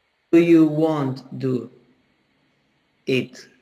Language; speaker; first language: English; non-native, learner; Italian